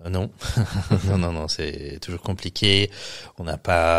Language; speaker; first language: French; non-native, fluent; Persian